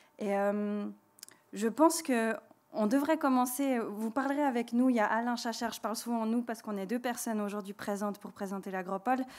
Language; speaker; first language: French; native; French